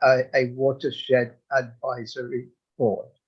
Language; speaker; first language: English; native; English